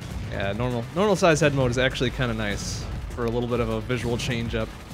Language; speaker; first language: English; native; English